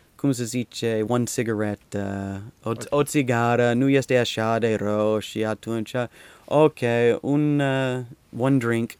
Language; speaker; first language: Romanian; non-native, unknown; English